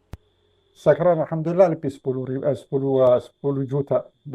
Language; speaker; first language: Indonesian; non-native, learner; Arabic